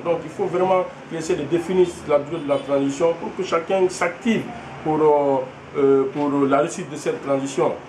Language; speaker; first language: French; non-native, local second language; Fula